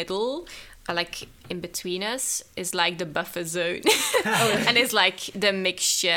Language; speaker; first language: English; non-native, fluent; Dutch